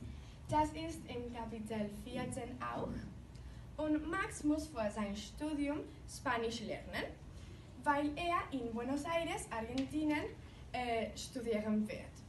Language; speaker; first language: German; non-native, learner; Catalan